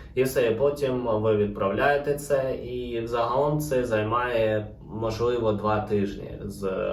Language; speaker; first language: Ukrainian; non-native, local second language; Russian